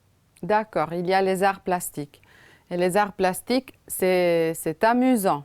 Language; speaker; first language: French; non-native, fluent; Romanian